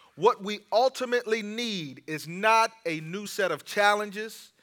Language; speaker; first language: English; native; English